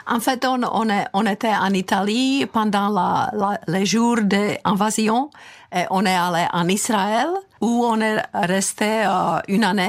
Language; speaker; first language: French; non-native, fluent; Czech